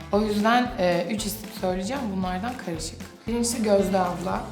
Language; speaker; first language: Turkish; native; Turkish